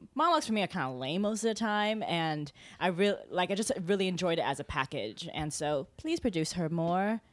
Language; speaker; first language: English; native; English